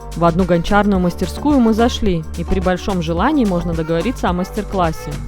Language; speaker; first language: Russian; native; Russian